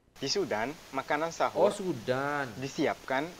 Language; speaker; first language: Indonesian; non-native, fluent; Arabic